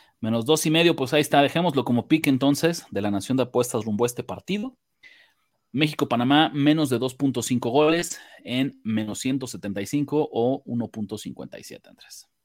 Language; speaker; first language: Spanish; native; Spanish